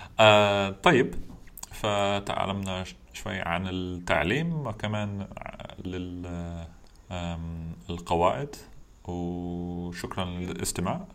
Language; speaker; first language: Arabic; non-native, learner; English